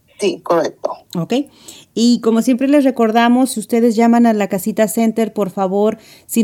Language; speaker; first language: Spanish; early bilingual, heritage; Spanish